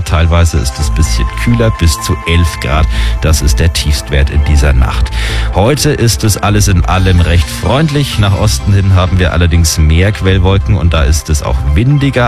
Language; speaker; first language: German; native; German